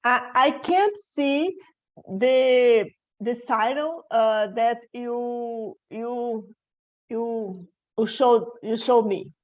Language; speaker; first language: English; non-native, learner; Portuguese